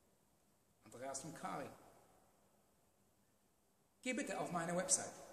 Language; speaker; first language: German; non-native, fluent; Polish